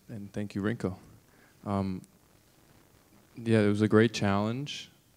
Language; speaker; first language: English; native; English